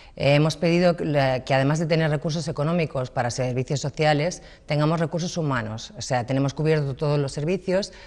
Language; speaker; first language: Spanish; native; Spanish